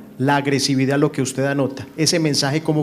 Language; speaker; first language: Spanish; native; Spanish